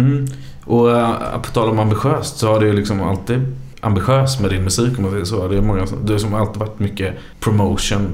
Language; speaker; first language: Swedish; native; Swedish